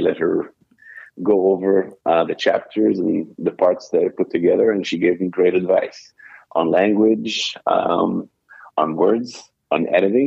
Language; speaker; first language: English; non-native, fluent; Hebrew